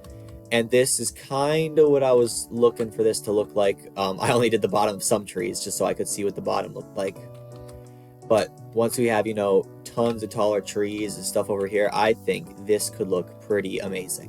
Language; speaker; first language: English; native; English